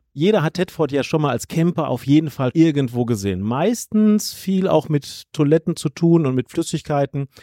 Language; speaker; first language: German; native; German